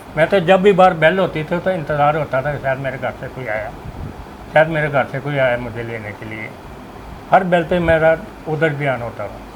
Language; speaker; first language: Urdu; non-native, local second language; Punjabi